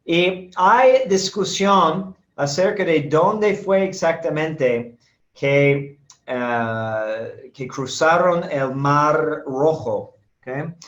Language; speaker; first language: Spanish; non-native, fluent; English